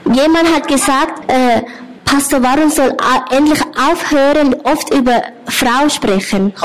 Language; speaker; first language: German; non-native, learner; Thai